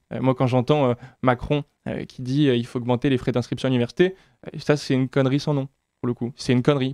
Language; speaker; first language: French; native; French